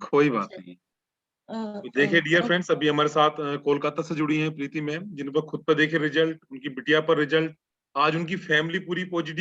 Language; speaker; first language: Hindi; native; Hindi